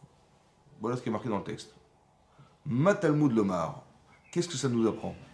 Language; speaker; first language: French; native; French